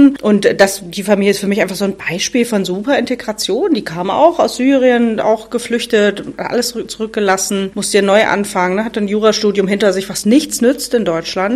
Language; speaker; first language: German; native; German